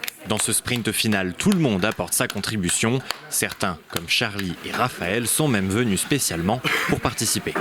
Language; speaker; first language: French; native; French